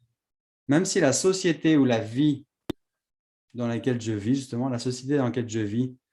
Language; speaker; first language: French; native; French